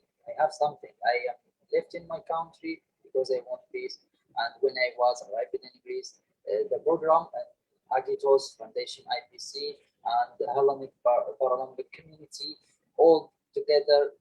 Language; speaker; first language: English; non-native, learner; Arabic